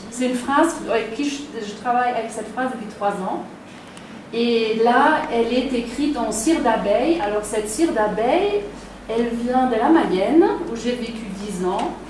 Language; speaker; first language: French; non-native, fluent; German